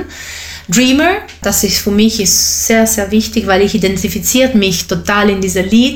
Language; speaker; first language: German; non-native, learner; Italian